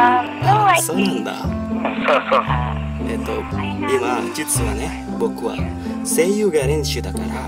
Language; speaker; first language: Japanese; non-native, learner; Indonesian